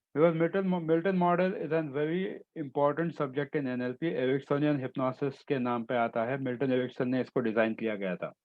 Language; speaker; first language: Hindi; non-native, local second language; Marathi